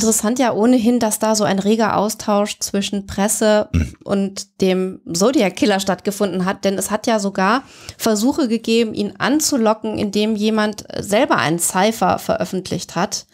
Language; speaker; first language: German; native; German